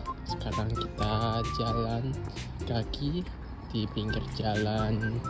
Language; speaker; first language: Indonesian; non-native, fluent; Chinese